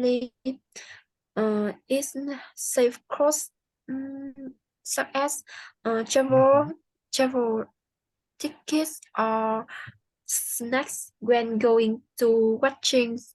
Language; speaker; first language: English; non-native, learner; Vietnamese